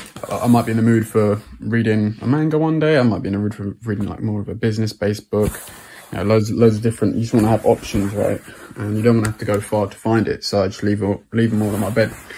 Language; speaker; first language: English; native; English